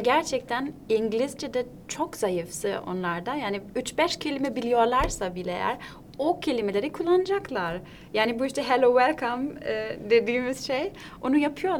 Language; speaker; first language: Turkish; non-native, fluent; German